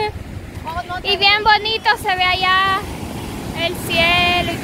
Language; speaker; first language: Spanish; native; Spanish